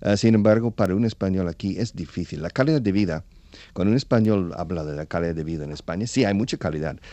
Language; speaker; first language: Spanish; non-native, fluent; English